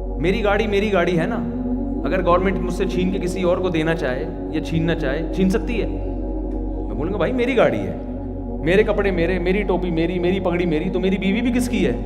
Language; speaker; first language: Urdu; native; Urdu